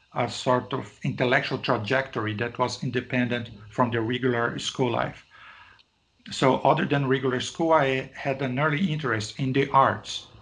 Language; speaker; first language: English; non-native, fluent; Portuguese